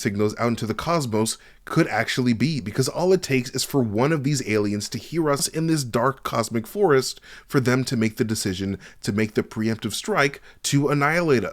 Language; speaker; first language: English; native; English